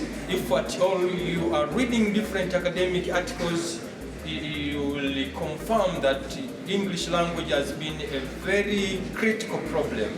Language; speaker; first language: English; non-native, local second language; Swahili